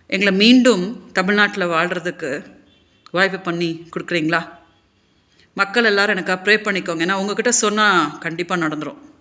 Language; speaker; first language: Tamil; native; Tamil